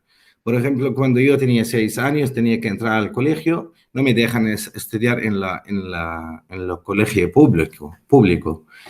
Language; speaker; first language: Spanish; non-native, fluent; Arabic